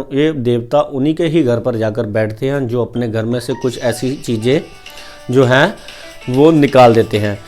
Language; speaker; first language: Hindi; non-native, local second language; Punjabi